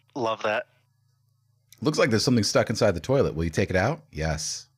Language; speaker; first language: English; native; English